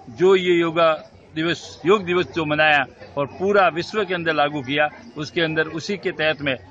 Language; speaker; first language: Hindi; native; Hindi